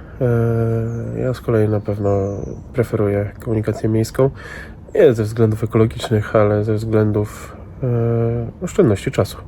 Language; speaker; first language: Polish; native; Polish